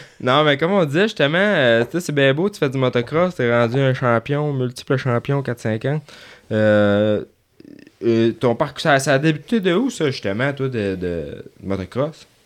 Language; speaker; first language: French; native; French